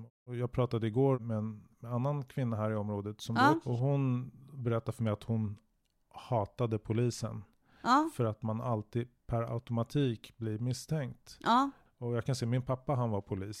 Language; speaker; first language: Swedish; native; Swedish